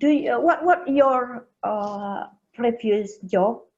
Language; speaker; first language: English; non-native, learner; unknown